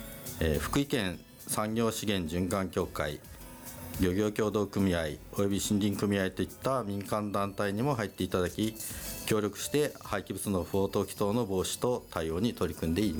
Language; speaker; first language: Japanese; native; Japanese